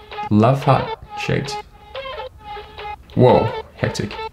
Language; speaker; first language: English; native; English